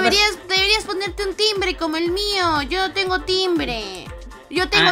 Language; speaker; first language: Spanish; native; Spanish